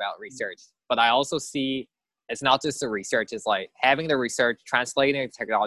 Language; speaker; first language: English; non-native, local second language; Cantonese